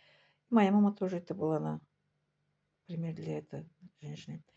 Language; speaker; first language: Russian; non-native, local second language; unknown